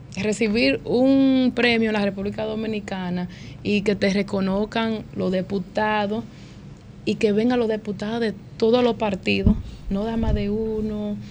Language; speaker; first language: Spanish; early bilingual, heritage; Spanish